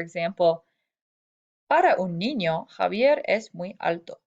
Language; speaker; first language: Spanish; non-native, fluent; English